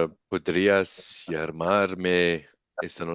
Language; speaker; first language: Spanish; non-native, learner; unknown